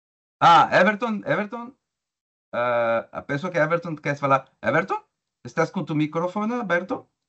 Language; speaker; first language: Spanish; non-native, learner; Portuguese